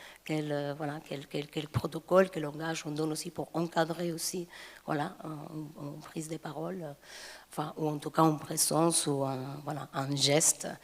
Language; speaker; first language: French; non-native, fluent; Spanish